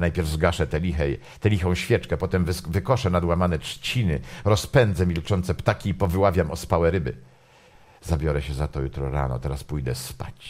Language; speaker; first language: Polish; native; Polish